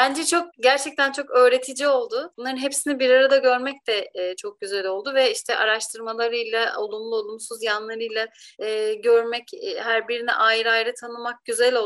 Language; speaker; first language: Turkish; native; Turkish